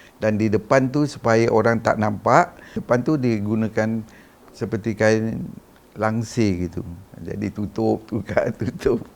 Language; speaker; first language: Malay; early bilingual, other home language; Madurese